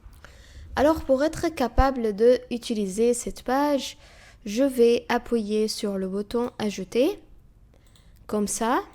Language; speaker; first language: French; non-native, fluent; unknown